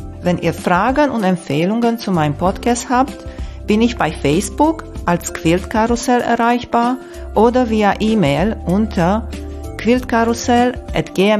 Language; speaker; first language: German; native; German